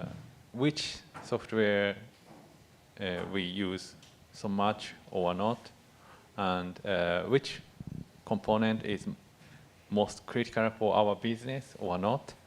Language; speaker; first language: English; non-native, fluent; Japanese